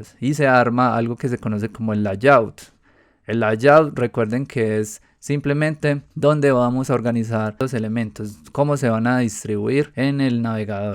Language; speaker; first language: Spanish; native; Spanish